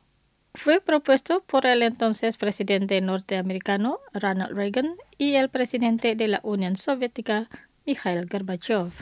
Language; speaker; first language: Spanish; non-native, fluent; Indonesian